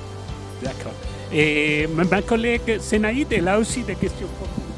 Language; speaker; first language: French; non-native, fluent; Spanish